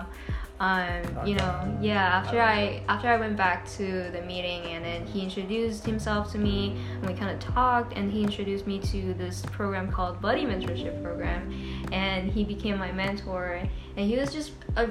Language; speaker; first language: English; non-native, local second language; Cantonese